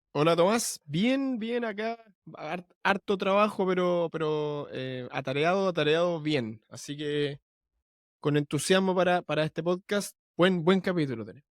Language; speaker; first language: Spanish; native; Spanish